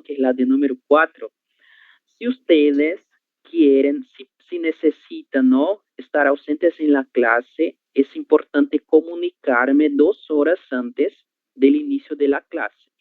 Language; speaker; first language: Spanish; non-native, learner; Portuguese